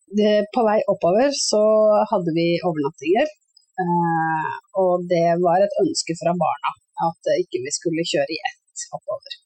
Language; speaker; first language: Norwegian; native; Norwegian